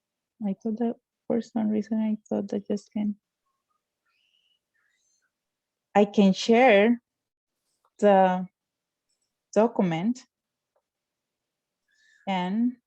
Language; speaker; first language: English; non-native, fluent; Spanish